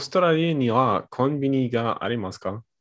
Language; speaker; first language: Japanese; non-native, learner; German